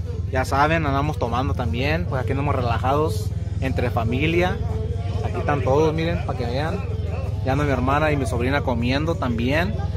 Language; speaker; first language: Spanish; early bilingual, heritage; Spanish